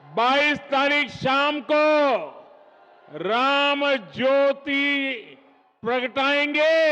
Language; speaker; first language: Hindi; non-native, local second language; Gujarati